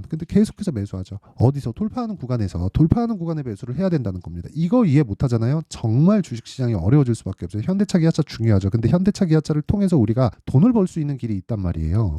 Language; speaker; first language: Korean; native; Korean